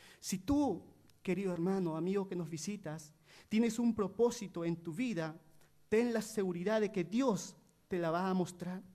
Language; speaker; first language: Spanish; native; Spanish